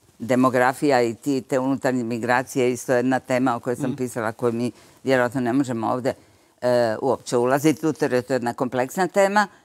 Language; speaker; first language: Croatian; native; Croatian